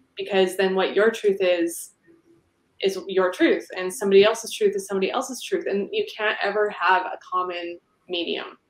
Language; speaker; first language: English; native; English